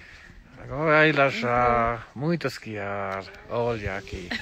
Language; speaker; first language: Portuguese; non-native, learner; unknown